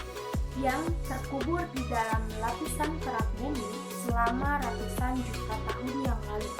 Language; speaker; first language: Indonesian; native; Indonesian